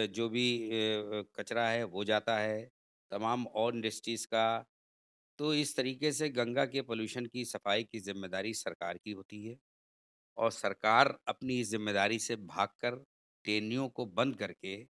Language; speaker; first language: Hindi; native; Hindi